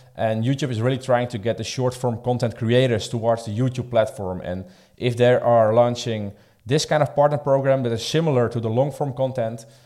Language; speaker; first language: English; non-native, fluent; Dutch